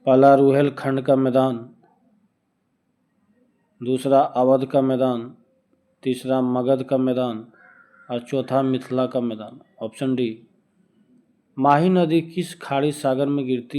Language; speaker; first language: Hindi; native; Hindi